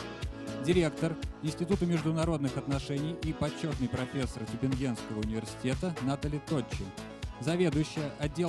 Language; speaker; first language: Russian; native; Russian